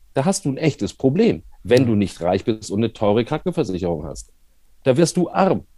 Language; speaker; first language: German; native; German